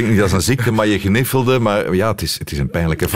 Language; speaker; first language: Dutch; native; Dutch